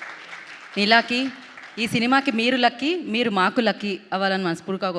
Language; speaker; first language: Telugu; native; Telugu